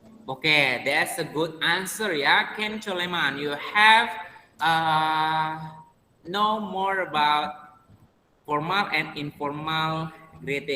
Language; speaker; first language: English; non-native, learner; Indonesian